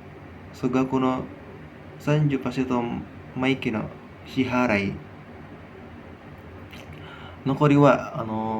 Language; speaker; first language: Japanese; non-native, learner; Indonesian